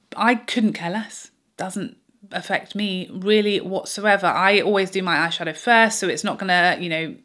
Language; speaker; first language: English; native; English